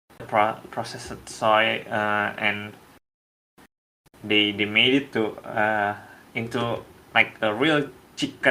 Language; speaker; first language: English; non-native, learner; Indonesian